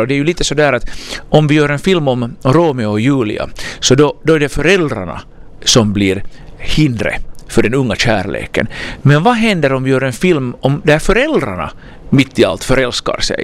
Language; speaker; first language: Swedish; native; Swedish